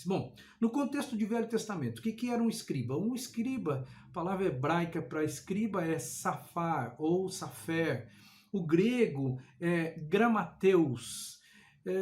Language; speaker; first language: Portuguese; native; Portuguese